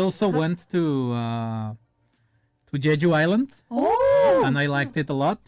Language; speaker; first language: English; non-native, fluent; Spanish